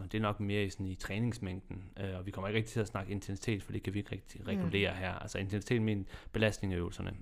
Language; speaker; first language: Danish; native; Danish